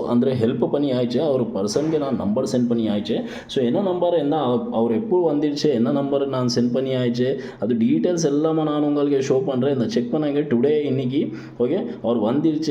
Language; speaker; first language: Tamil; non-native, learner; Kannada